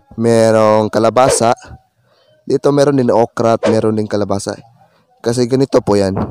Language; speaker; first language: Filipino; non-native, local second language; Cebuano